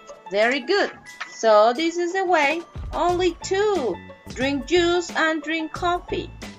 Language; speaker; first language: English; non-native, fluent; Spanish